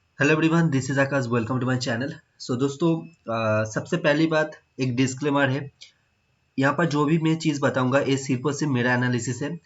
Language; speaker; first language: Hindi; non-native, local second language; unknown